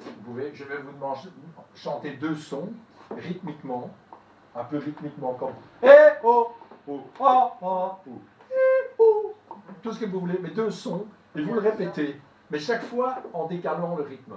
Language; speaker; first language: French; non-native, fluent; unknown